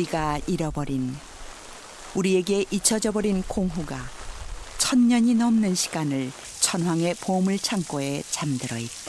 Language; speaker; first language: Korean; native; Korean